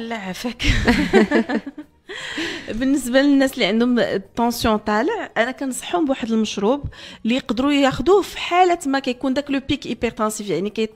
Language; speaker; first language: Arabic; native; Arabic